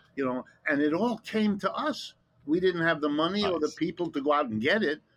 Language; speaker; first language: English; early bilingual, other home language; German